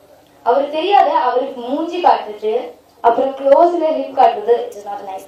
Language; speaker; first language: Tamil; non-native, learner; Malayalam